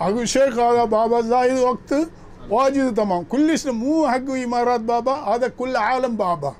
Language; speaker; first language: Arabic; non-native, learner; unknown